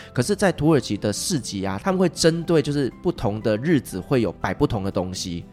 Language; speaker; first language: Chinese; native; Chinese